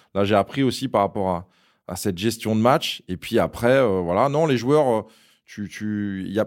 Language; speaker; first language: French; native; French